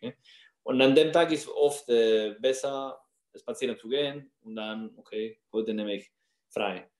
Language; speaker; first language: German; non-native, fluent; Spanish